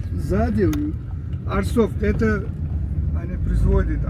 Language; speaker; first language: Russian; non-native, local second language; Uzbek